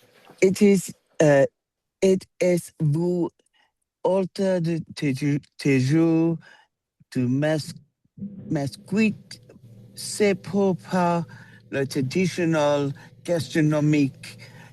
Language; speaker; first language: French; non-native, learner; English